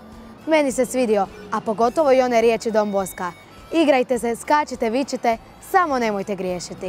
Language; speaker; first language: Croatian; native; Croatian